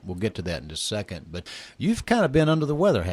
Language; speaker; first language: English; native; English